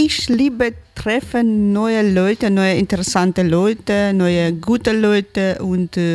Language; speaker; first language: German; non-native, learner; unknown